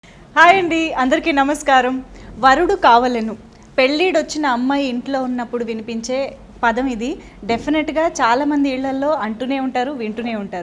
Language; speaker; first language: Telugu; native; Telugu